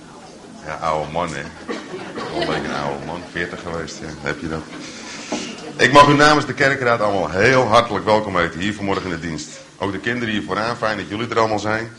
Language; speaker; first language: Dutch; native; Dutch